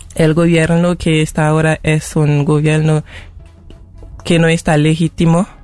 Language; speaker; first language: Spanish; non-native, fluent; Haitian Creole